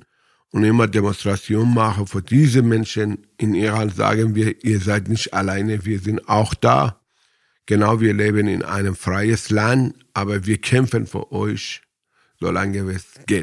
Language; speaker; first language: German; non-native, fluent; Persian